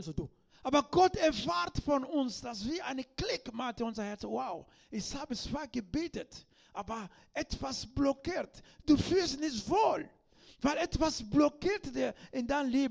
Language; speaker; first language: German; non-native, learner; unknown